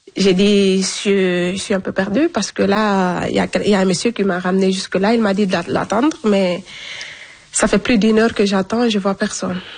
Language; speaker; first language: French; non-native, local second language; Fula